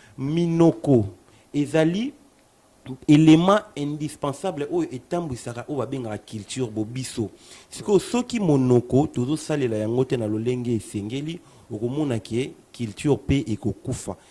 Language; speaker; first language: Lingala; native; Lingala